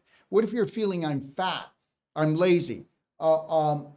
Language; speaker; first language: English; native; English